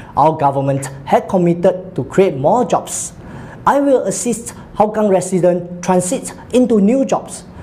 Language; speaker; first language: English; non-native, local second language; Chinese